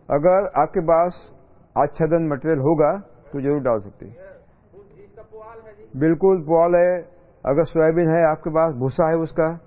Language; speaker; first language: Hindi; non-native, local second language; Marathi